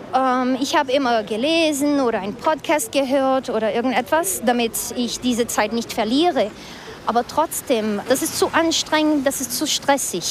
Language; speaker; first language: German; early bilingual, other home language; Portuguese